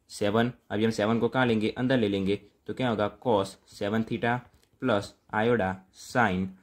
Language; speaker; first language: Hindi; non-native, local second language; Gujarati